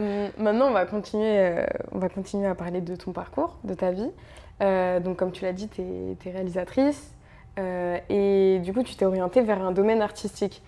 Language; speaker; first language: French; early bilingual, other home language; Arabic